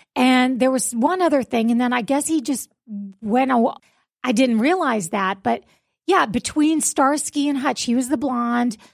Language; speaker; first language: English; native; English